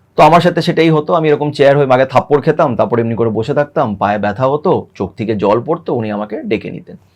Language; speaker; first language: Bangla; native; Bangla